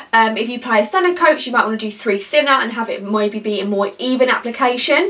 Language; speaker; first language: English; native; English